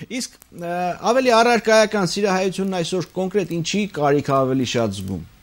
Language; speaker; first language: Armenian; native; Armenian